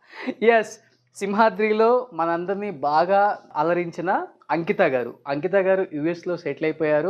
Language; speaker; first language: Telugu; native; Telugu